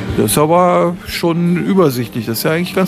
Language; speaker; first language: German; native; German